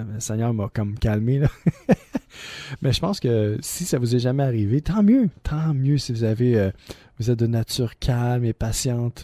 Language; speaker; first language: French; native; French